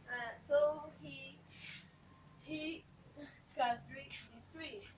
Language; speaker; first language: English; non-native, learner; Spanish